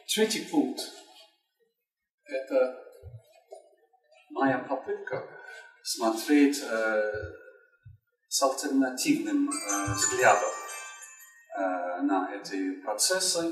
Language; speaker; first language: Russian; non-native, fluent; English